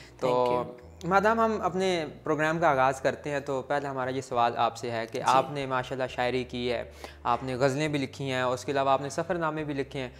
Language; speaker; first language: Urdu; native; Urdu